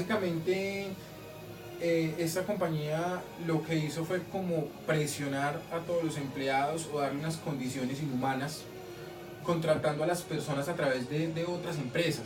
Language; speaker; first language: Spanish; native; Spanish